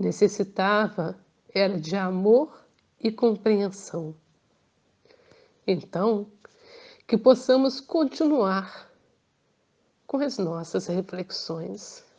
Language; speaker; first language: Portuguese; native; Portuguese